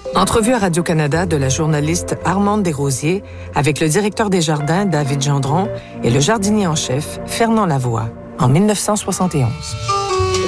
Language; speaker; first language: French; native; French